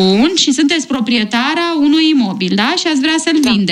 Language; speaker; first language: Romanian; native; Romanian